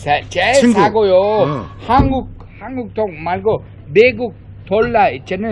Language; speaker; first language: Korean; non-native, learner; Uzbek